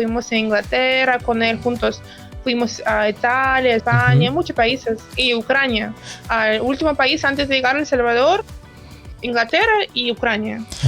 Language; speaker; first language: Spanish; non-native, fluent; Ukrainian